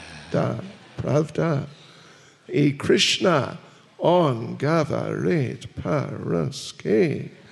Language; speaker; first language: Russian; non-native, learner; English